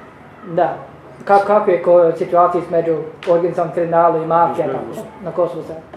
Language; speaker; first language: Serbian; non-native, learner; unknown